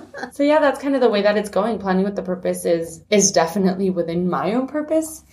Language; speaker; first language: English; early bilingual, other home language; Spanish